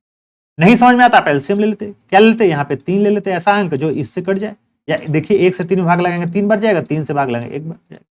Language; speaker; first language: Hindi; native; Hindi